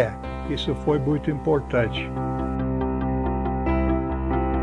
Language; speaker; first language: Portuguese; non-native, fluent; English